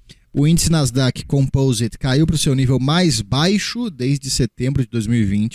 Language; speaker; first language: Portuguese; native; Portuguese